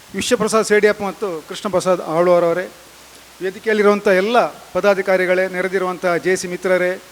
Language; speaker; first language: Kannada; native; Kannada